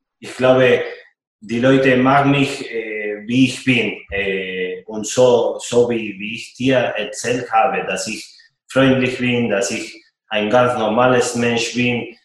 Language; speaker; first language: German; non-native, fluent; Spanish